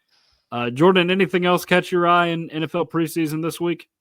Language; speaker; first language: English; native; English